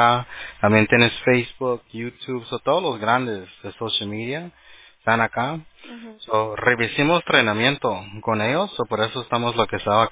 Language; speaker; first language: Spanish; early bilingual, heritage; Spanish